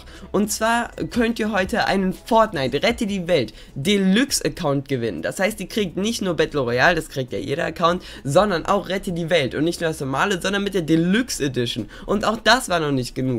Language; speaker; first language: German; native; German